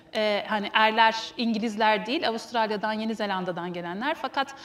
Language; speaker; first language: Turkish; native; Turkish